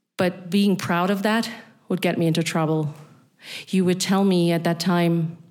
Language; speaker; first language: English; non-native, fluent; German